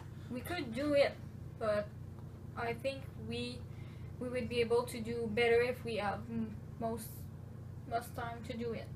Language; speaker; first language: English; non-native, learner; French